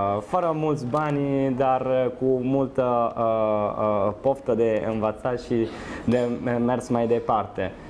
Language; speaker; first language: Romanian; non-native, fluent; Italian